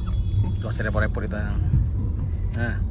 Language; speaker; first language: Indonesian; native; Indonesian